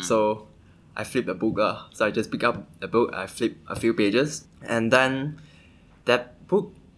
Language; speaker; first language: English; non-native, local second language; Chinese